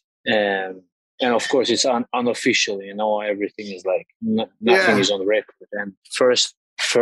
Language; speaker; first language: English; non-native, fluent; Russian